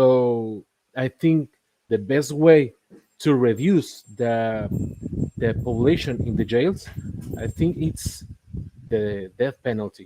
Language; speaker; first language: English; non-native, learner; Spanish